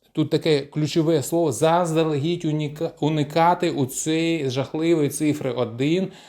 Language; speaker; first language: Ukrainian; non-native, local second language; Russian